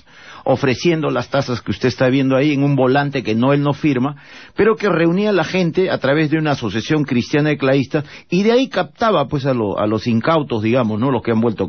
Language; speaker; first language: Spanish; native; Spanish